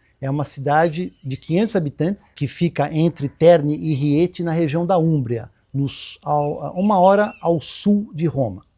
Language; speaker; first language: Portuguese; native; Portuguese